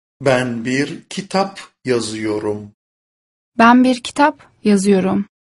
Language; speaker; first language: Turkish; non-native, fluent; Persian